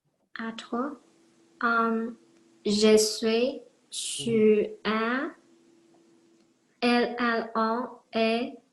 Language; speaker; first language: French; non-native, learner; Chinese